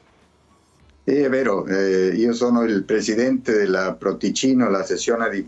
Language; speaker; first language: Italian; early bilingual, heritage; Spanish